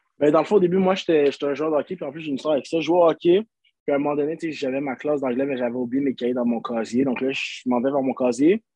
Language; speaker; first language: French; native; French